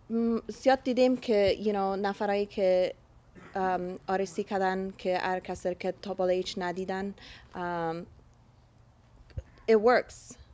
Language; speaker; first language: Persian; early bilingual, heritage; Persian